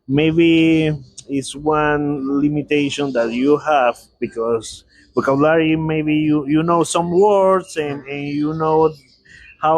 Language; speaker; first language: English; non-native, learner; Spanish